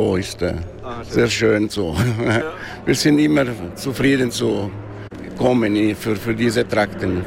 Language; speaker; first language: German; non-native, local second language; Italian